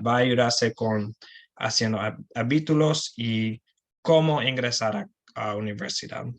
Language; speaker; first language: Spanish; non-native, learner; English